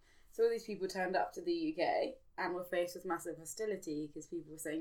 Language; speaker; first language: English; native; English